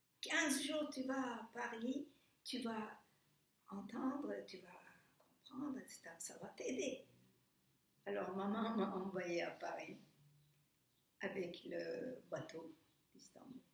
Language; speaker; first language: French; non-native, fluent; Turkish